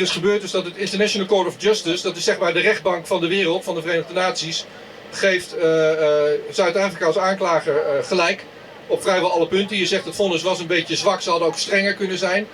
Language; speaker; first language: Dutch; native; Dutch